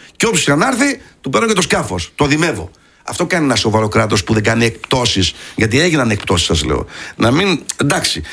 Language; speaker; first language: Greek; early bilingual, heritage; Greek